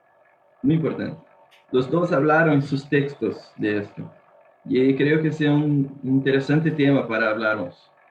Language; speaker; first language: Spanish; non-native, learner; Portuguese